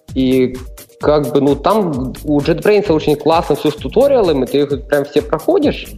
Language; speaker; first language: Russian; non-native, local second language; Ukrainian